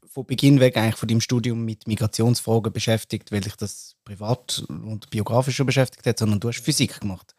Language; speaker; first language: German; native; German